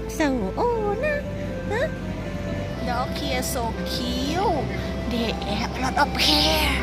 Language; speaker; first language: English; non-native, learner; Thai